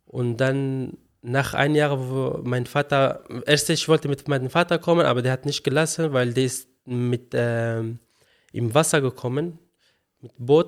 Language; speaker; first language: German; non-native, learner; Arabic